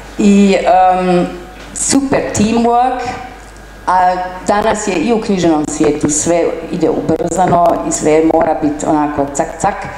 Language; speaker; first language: Croatian; non-native, fluent; German